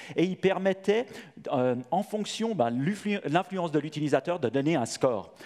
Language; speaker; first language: French; native; French